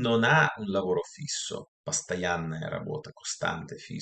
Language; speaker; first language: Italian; non-native, fluent; Russian